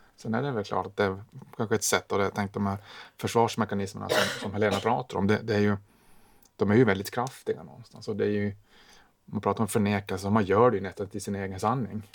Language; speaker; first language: Swedish; native; Swedish